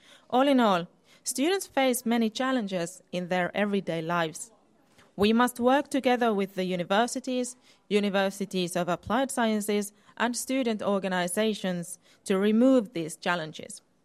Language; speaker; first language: English; non-native, fluent; Finnish